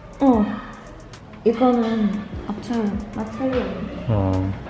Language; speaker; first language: Korean; non-native, learner; Vietnamese